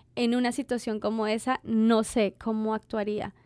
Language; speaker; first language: Spanish; native; Spanish